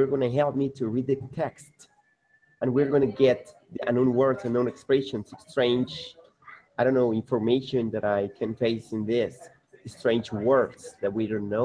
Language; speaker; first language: English; non-native, fluent; Spanish